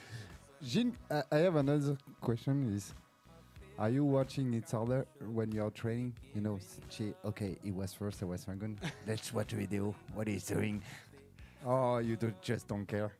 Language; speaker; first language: English; non-native, learner; French